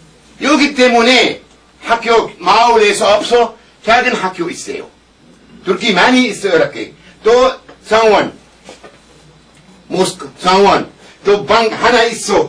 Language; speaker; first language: Korean; non-native, learner; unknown